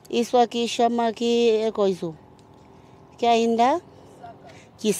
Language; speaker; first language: Portuguese; non-native, local second language; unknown